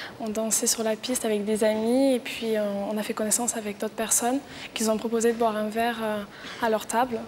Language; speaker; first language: French; native; French